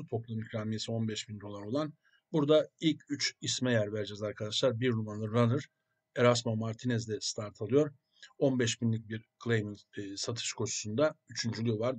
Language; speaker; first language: Turkish; native; Turkish